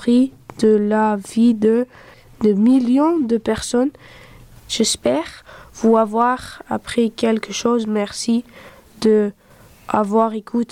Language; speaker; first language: French; early bilingual, other home language; Dutch